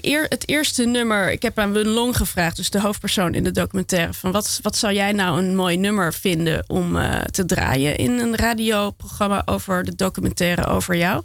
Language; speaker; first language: Dutch; native; Dutch